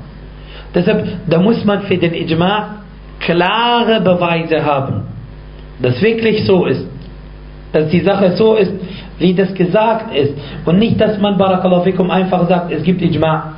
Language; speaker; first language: German; non-native, fluent; Arabic